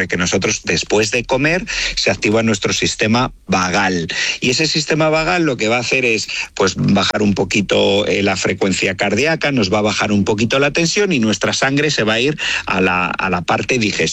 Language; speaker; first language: Spanish; native; Spanish